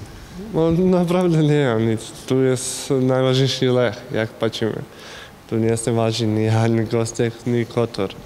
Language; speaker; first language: Polish; non-native, learner; Bosnian